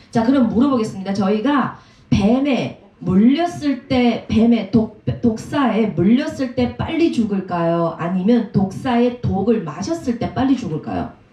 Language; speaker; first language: Korean; native; Korean